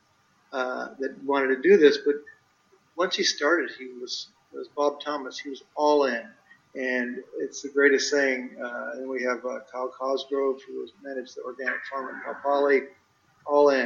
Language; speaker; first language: English; native; English